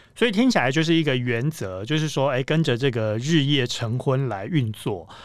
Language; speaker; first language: Chinese; native; Chinese